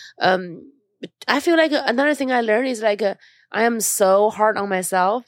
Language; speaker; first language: English; non-native, fluent; Chinese